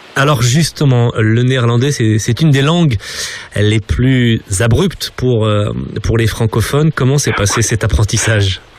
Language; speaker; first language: French; native; French